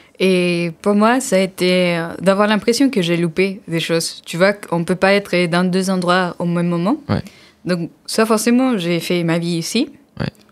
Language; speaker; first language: French; non-native, fluent; Spanish